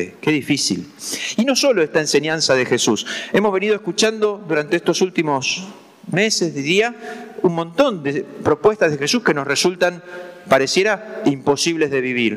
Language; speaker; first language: Spanish; native; Spanish